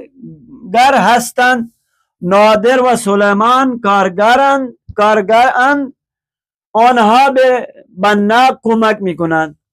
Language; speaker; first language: Persian; non-native, fluent; Urdu